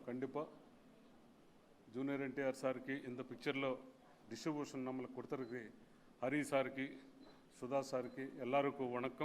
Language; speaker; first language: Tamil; non-native, learner; Telugu